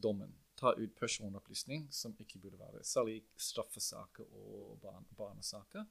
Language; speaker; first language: Norwegian; non-native, fluent; English